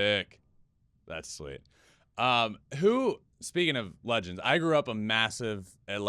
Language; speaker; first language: English; native; English